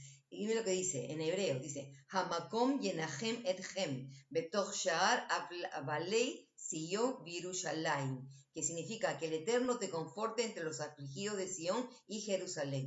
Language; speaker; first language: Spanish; native; Spanish